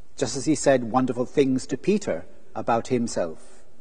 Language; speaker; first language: English; native; English